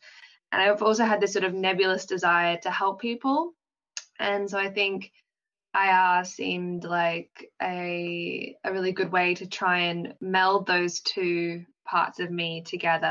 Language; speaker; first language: English; native; English